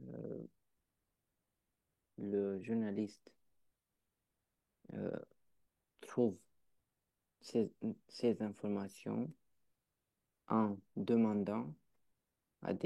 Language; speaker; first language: French; non-native, learner; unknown